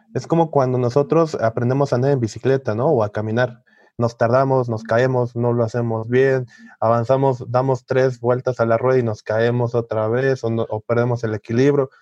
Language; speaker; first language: Spanish; native; Spanish